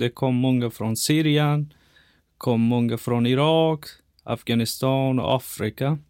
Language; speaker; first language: Swedish; non-native, fluent; Persian